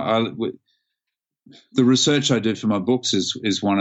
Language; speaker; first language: English; native; English